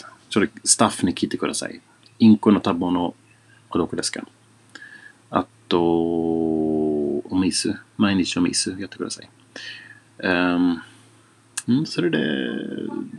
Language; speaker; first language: Japanese; non-native, fluent; Swedish